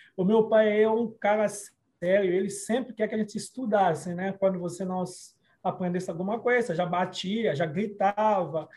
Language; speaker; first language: Portuguese; non-native, fluent; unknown